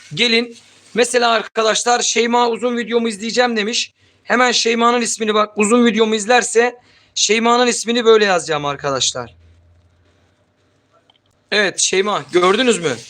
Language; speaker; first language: Turkish; native; Turkish